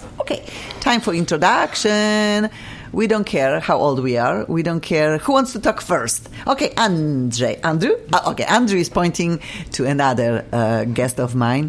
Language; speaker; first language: English; non-native, fluent; Polish